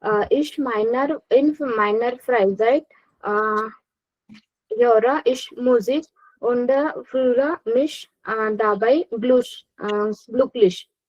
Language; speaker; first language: German; non-native, learner; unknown